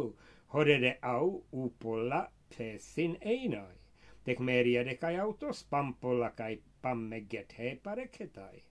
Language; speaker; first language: Greek; non-native, fluent; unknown